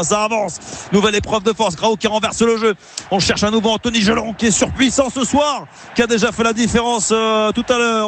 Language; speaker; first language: French; native; French